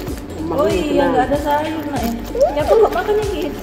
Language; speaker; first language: Indonesian; native; Indonesian